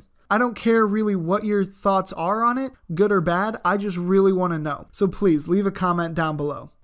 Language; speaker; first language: English; native; English